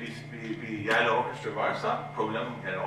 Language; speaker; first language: Turkish; non-native, learner; English